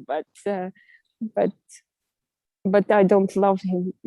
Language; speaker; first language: English; non-native, learner; Russian